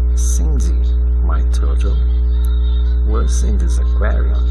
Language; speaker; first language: English; non-native, fluent; Portuguese